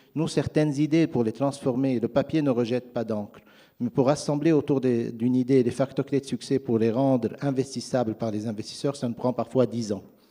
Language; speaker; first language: French; non-native, fluent; Arabic